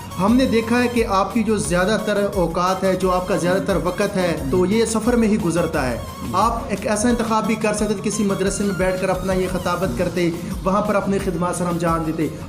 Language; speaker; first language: Urdu; non-native, local second language; Pashto